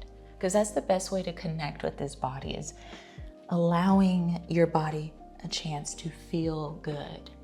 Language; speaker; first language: English; native; English